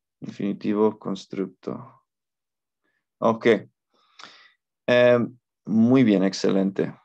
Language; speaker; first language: Spanish; non-native, fluent; English